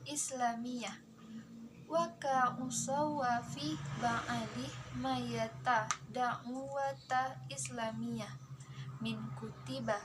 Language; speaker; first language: Arabic; non-native, learner; Indonesian